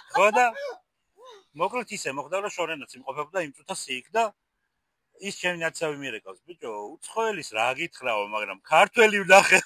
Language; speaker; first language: Georgian; native; Georgian